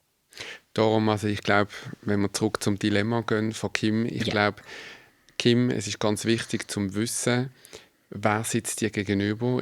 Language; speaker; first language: German; native; German